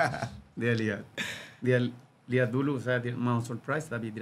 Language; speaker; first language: Indonesian; non-native, learner; Spanish